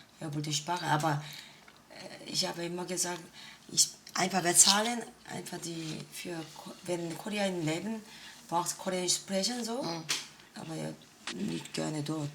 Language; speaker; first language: German; non-native, learner; Korean